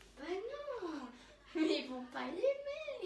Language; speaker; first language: French; early bilingual, other home language; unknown